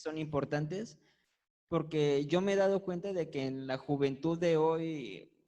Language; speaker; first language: Spanish; native; Spanish